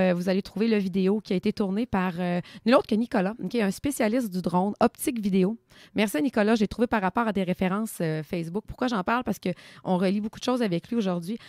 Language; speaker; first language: French; native; French